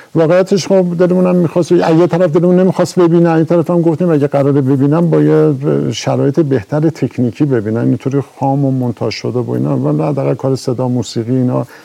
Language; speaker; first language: Persian; native; Persian